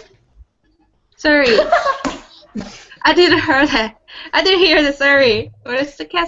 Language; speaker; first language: English; non-native, learner; Korean